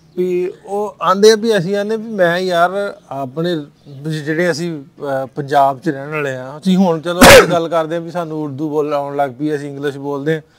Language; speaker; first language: Punjabi; native; Punjabi